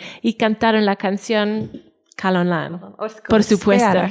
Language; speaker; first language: Spanish; non-native, fluent; Welsh